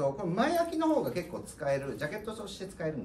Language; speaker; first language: Japanese; native; Japanese